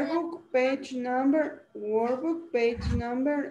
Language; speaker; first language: English; non-native, learner; Spanish